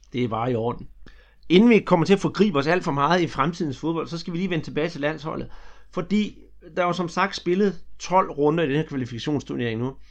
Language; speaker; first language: Danish; native; Danish